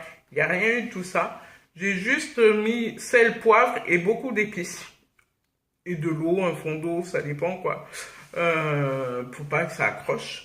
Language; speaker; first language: French; native; French